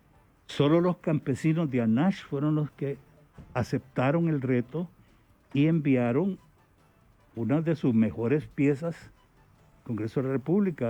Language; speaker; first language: Spanish; native; Spanish